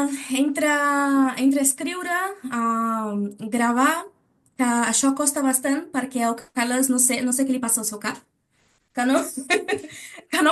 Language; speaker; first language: Catalan; non-native, learner; Portuguese